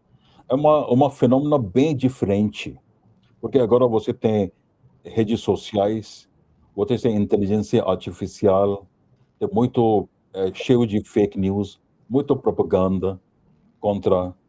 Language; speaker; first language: Portuguese; non-native, fluent; Hindi